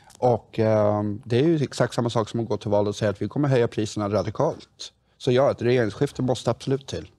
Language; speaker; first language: Swedish; native; Swedish